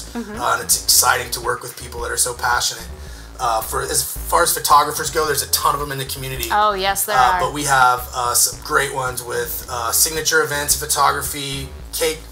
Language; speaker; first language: English; native; English